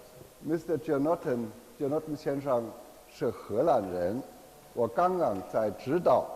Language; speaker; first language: Chinese; non-native, fluent; German